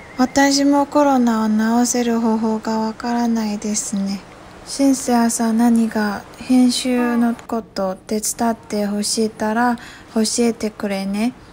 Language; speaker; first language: Japanese; non-native, learner; Chinese